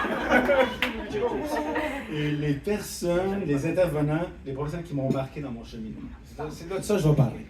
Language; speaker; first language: French; native; French